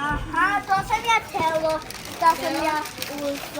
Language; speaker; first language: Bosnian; early bilingual, heritage; Croatian